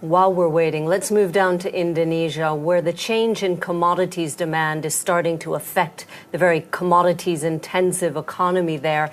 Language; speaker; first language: English; native; English